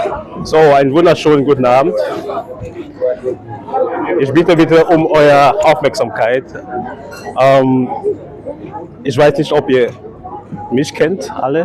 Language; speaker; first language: German; non-native, fluent; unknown